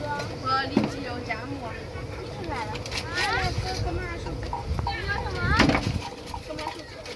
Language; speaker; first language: Chinese; native; Chinese